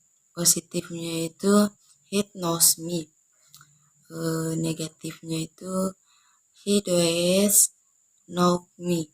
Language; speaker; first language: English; non-native, learner; Indonesian